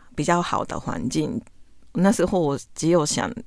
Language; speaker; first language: Chinese; non-native, fluent; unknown